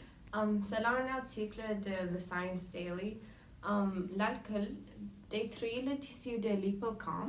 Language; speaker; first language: French; non-native, fluent; English